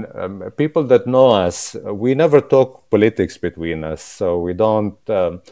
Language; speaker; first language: English; non-native, fluent; Arabic